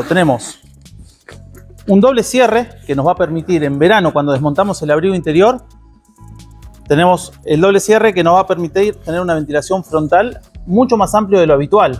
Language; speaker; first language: Spanish; native; Spanish